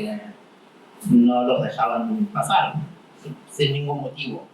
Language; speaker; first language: Spanish; non-native, fluent; Arabic